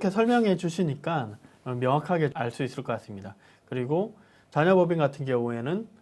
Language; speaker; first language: Korean; native; Korean